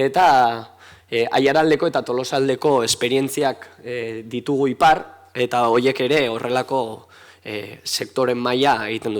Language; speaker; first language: Basque; native; Basque